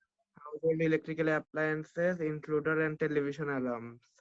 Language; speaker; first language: English; non-native, local second language; Bangla